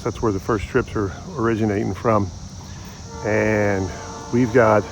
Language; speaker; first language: English; native; English